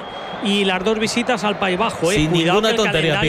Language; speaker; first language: Spanish; native; Spanish